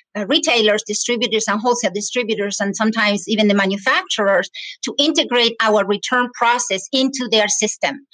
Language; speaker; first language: English; non-native, fluent; Spanish